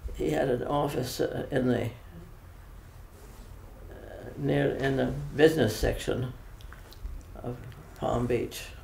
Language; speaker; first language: English; native; English